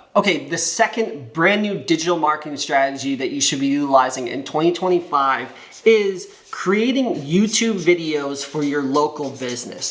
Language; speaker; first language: English; native; English